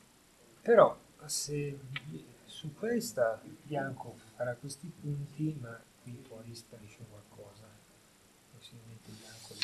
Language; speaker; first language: Italian; native; Italian